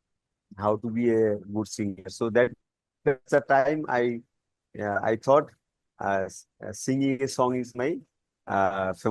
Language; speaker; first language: English; non-native, learner; Bangla